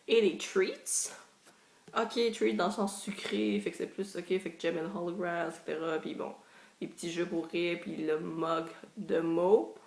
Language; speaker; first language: French; native; French